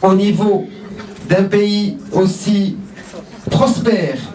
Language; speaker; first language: French; non-native, local second language; Arabic